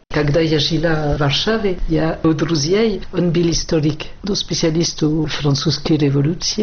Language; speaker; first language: Russian; non-native, learner; French